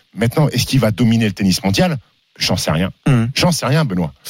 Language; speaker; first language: French; native; French